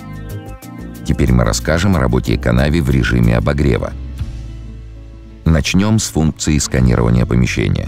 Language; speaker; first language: Russian; native; Russian